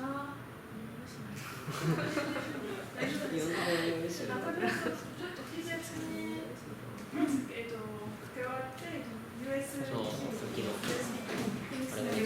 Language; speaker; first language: Japanese; non-native, learner; French